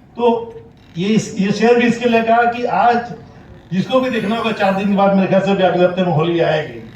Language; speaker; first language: Hindi; native; Hindi